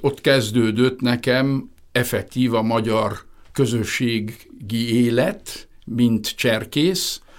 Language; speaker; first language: Hungarian; early bilingual, heritage; Hungarian